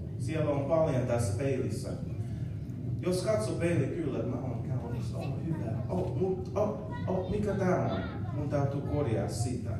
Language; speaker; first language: Finnish; non-native, learner; English